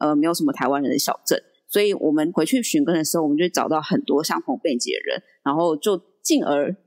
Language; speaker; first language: Chinese; early bilingual, heritage; Chinese